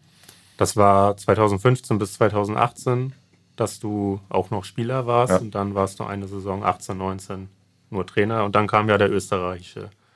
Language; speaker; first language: German; native; German